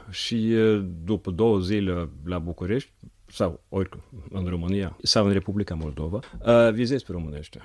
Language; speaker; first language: Romanian; non-native, fluent; Norwegian